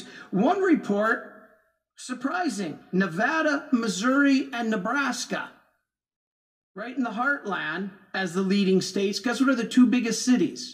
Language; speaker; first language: English; native; English